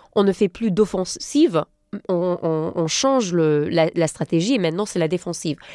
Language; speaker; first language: French; non-native, fluent; German